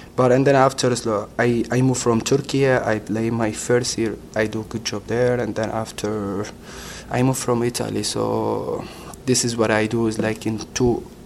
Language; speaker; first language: English; non-native, learner; Arabic